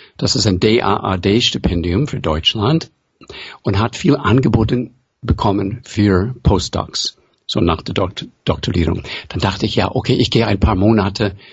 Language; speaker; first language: German; early bilingual, heritage; English